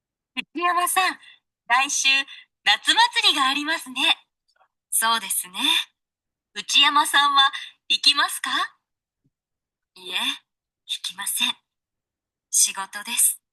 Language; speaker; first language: Japanese; non-native, learner; Sinhala